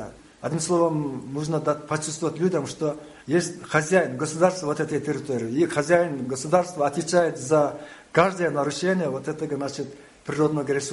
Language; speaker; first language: Russian; non-native, local second language; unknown